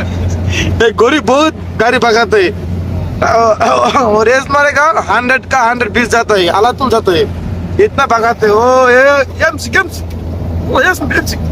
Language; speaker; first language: Hindi; non-native, learner; Bangla